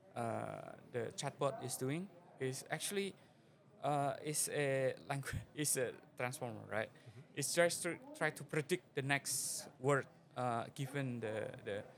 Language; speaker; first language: English; non-native, fluent; Indonesian